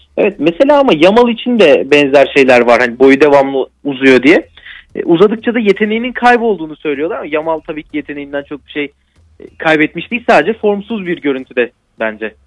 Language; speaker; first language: Turkish; native; Turkish